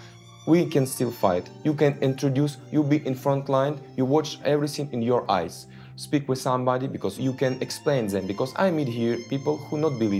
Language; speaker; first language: English; non-native, learner; Ukrainian